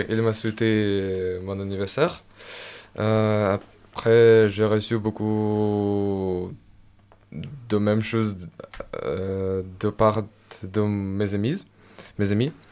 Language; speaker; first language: French; non-native, fluent; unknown